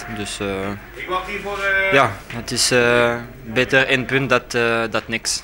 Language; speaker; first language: Dutch; non-native, learner; French